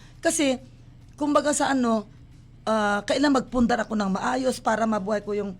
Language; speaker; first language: Filipino; non-native, local second language; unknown